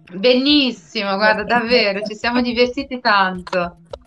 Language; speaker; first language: Italian; non-native, fluent; Portuguese